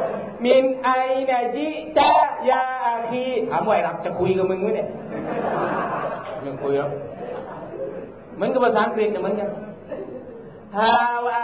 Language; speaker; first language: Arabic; non-native, fluent; Thai